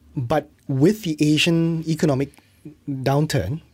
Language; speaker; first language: English; non-native, local second language; Malay